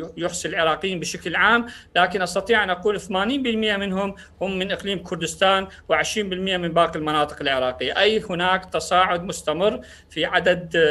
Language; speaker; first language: Arabic; non-native, local second language; Central Kurdish